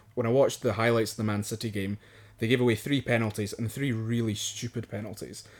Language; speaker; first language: English; native; English